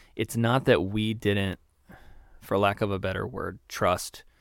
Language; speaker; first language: English; native; English